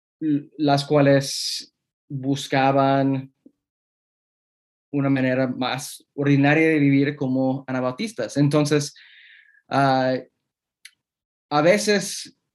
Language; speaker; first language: Spanish; non-native, fluent; English